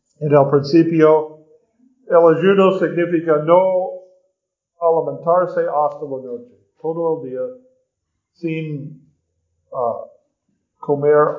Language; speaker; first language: Spanish; non-native, learner; English